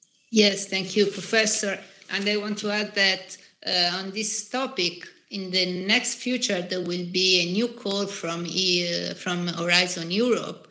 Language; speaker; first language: English; non-native, fluent; Italian